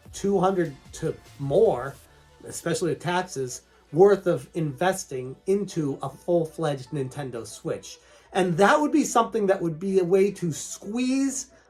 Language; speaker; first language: English; native; English